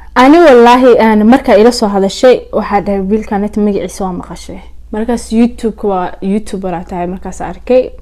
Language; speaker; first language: Somali; early bilingual, heritage; Somali